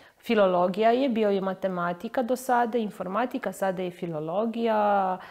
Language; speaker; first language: Croatian; early bilingual, heritage; Croatian